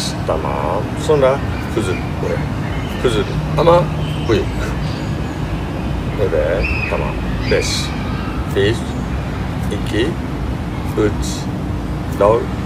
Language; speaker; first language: Turkish; non-native, learner; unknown